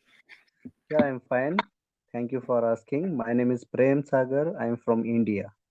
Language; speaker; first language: English; non-native, learner; Kannada